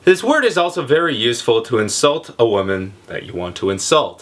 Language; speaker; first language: English; early bilingual, other home language; Polish